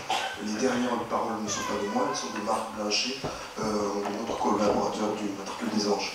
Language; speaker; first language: French; native; French